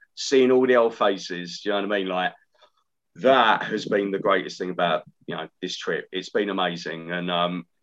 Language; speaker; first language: English; native; English